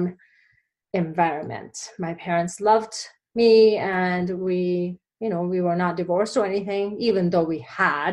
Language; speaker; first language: English; non-native, fluent; Japanese